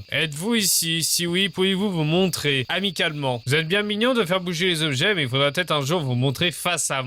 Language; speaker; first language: French; native; French